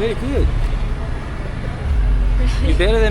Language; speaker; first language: English; non-native, learner; Korean